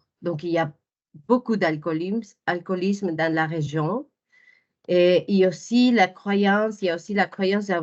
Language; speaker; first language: French; non-native, fluent; Spanish